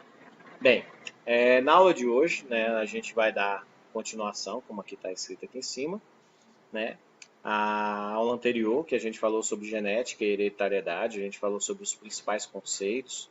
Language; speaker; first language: Portuguese; native; Portuguese